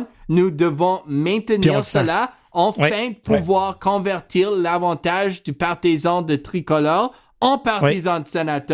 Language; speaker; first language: French; non-native, learner; English